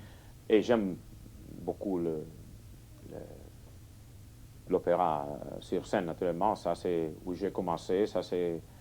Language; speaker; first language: French; non-native, fluent; Catalan